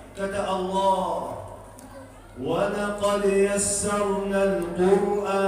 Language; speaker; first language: Malay; non-native, fluent; Arabic